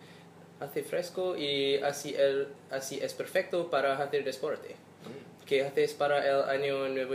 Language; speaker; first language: Spanish; non-native, learner; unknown